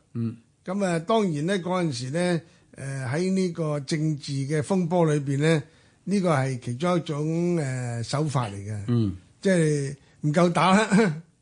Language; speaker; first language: Cantonese; native; Cantonese